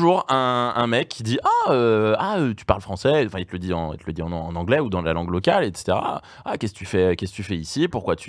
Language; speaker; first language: French; native; French